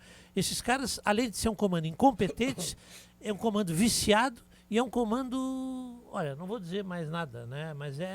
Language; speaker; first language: Portuguese; native; Portuguese